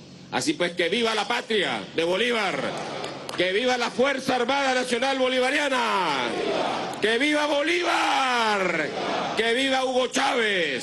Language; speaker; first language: Spanish; native; Spanish